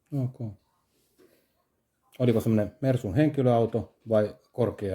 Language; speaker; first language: Finnish; native; Finnish